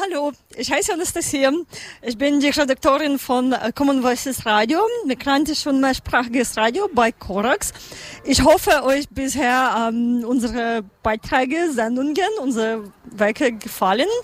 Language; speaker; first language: German; non-native, learner; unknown